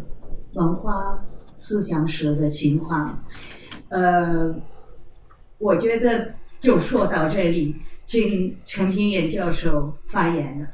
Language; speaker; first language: Chinese; non-native, fluent; Czech